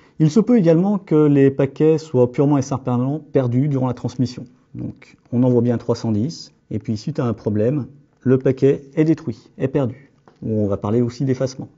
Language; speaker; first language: French; native; French